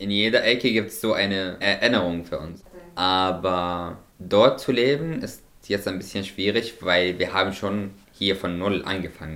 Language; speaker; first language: German; non-native, fluent; Arabic